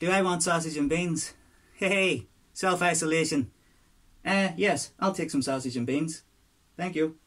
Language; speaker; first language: English; native; English